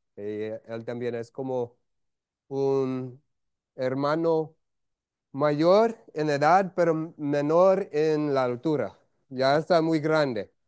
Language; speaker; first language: Spanish; non-native, fluent; English